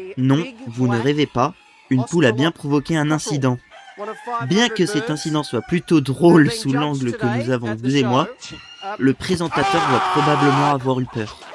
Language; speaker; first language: French; native; French